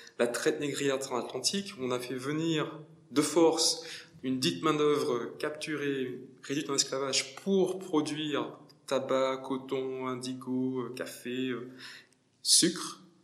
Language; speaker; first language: French; native; French